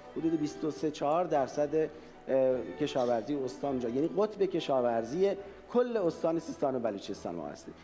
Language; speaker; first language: Persian; non-native, local second language; Baluchi